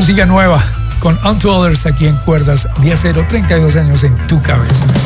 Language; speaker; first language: Spanish; native; Spanish